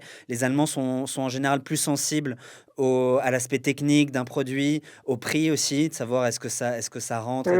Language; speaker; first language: French; native; French